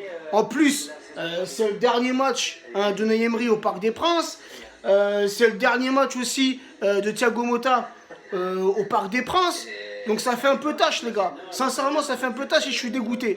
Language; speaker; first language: French; native; French